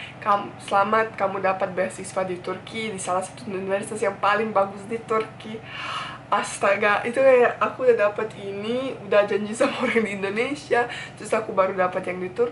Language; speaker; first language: Indonesian; non-native, fluent; Bosnian